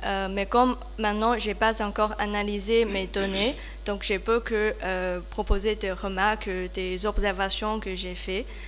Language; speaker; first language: French; non-native, fluent; Chinese